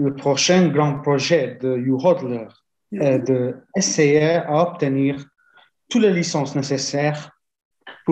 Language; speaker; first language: French; non-native, fluent; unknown